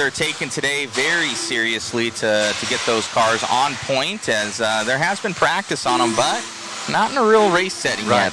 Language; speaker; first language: English; native; English